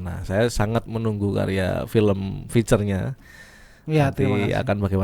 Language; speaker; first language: Indonesian; native; Indonesian